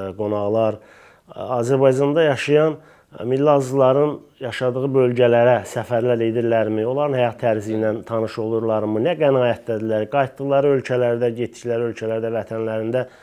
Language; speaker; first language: Azerbaijani; native; Azerbaijani